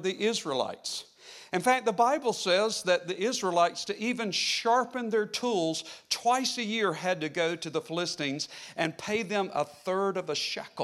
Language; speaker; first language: English; native; English